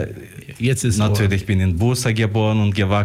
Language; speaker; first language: German; non-native, fluent; Turkish